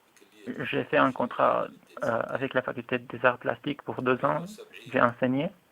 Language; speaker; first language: French; non-native, fluent; Arabic